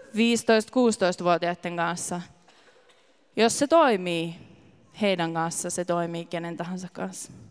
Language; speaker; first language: Finnish; native; Finnish